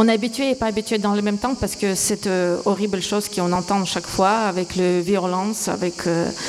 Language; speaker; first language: French; non-native, fluent; Ukrainian